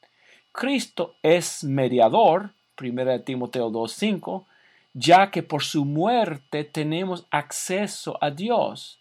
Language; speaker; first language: Spanish; non-native, fluent; English